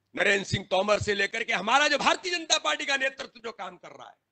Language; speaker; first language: Hindi; native; Hindi